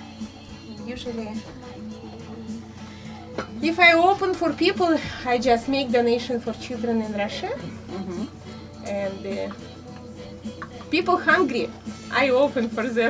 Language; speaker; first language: English; non-native, learner; Russian